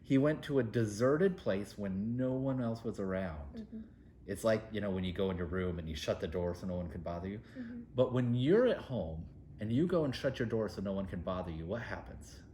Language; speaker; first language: English; native; English